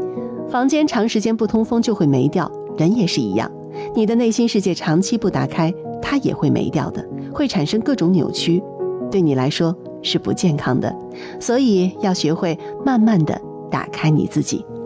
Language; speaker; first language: Chinese; native; Chinese